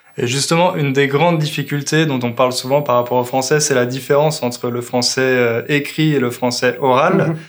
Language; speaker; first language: French; native; French